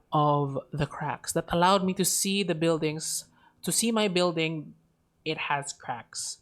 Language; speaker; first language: English; non-native, local second language; Filipino